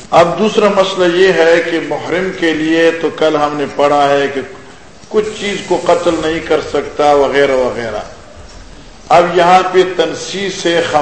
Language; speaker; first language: Urdu; non-native, local second language; Northern Hindko